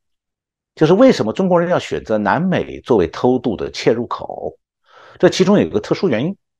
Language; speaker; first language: Chinese; native; Chinese